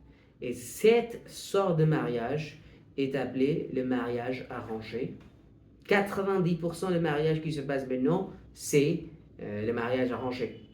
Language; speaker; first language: French; non-native, fluent; Hindi